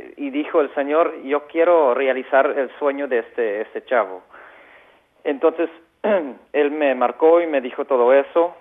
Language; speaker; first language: Spanish; non-native, fluent; Dutch